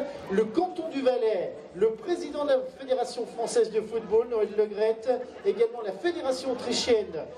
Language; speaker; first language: French; native; French